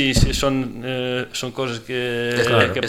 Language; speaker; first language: Catalan; non-native, fluent; Dutch